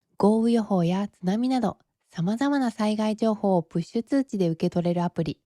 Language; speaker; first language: Japanese; native; Japanese